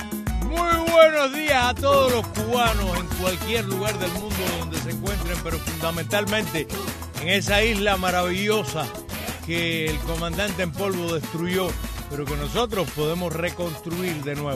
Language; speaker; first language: Spanish; native; Spanish